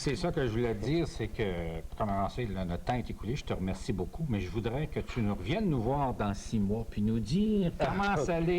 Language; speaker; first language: French; native; French